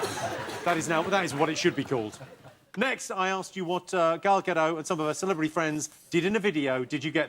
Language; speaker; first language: English; native; English